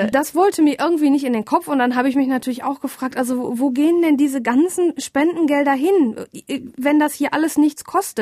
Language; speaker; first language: German; native; German